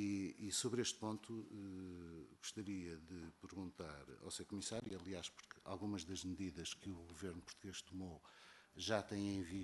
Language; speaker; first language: Portuguese; native; Portuguese